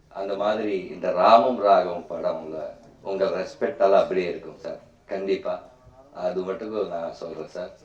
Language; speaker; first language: Tamil; non-native, learner; Telugu